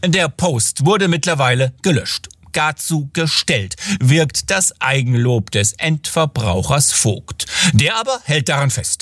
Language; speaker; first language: German; native; German